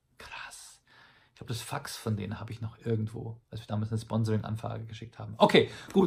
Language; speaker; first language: German; native; German